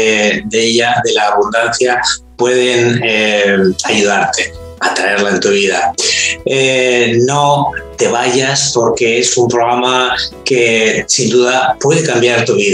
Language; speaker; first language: Spanish; native; Spanish